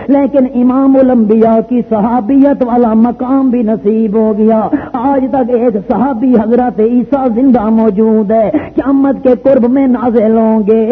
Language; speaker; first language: Urdu; non-native, local second language; Pashto